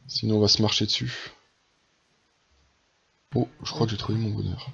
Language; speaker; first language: French; native; French